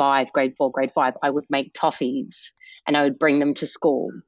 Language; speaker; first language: English; native; English